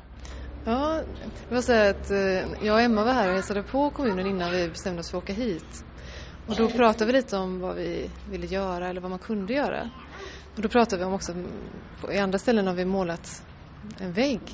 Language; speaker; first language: Swedish; native; Swedish